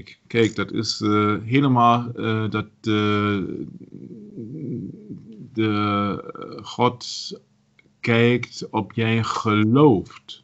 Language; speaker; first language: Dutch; non-native, learner; German